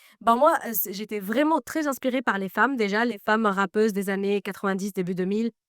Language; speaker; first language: French; non-native, fluent; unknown